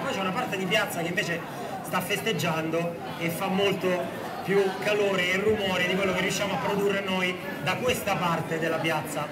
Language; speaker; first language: Italian; native; Italian